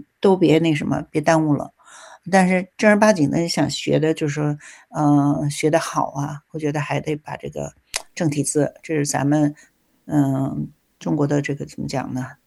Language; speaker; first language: Chinese; native; Chinese